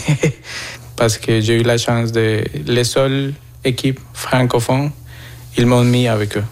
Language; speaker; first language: French; non-native, fluent; Spanish